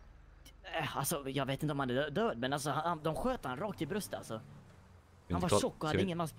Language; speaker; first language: Swedish; native; Swedish